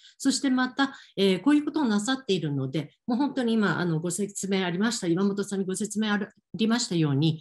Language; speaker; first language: Japanese; native; Japanese